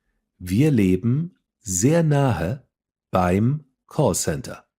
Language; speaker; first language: German; non-native, fluent; English